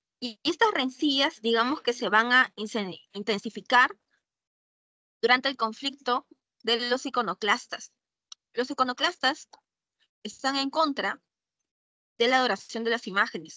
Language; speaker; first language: Spanish; native; Spanish